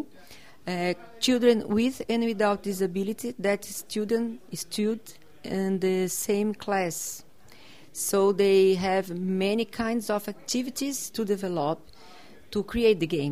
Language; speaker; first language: English; non-native, learner; Portuguese